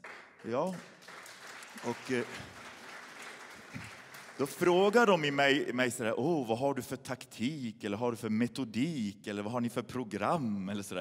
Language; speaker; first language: Swedish; native; Swedish